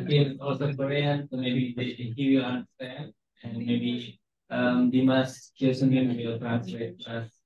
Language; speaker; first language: English; non-native, fluent; Indonesian